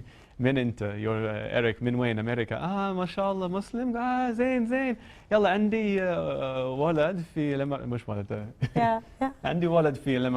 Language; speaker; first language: Arabic; non-native, learner; English